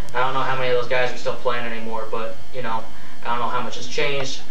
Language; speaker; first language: English; native; English